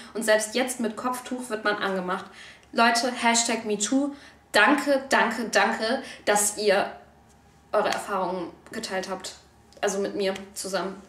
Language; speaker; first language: German; early bilingual, other home language; Turkish